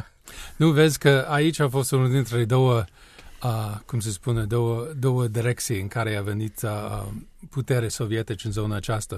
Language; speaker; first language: Romanian; non-native, learner; English